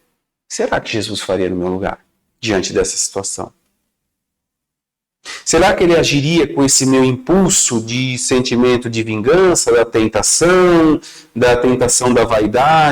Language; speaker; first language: Portuguese; native; Portuguese